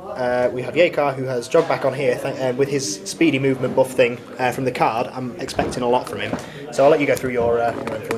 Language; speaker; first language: English; native; English